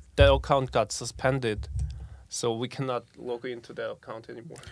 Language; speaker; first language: English; non-native, fluent; Korean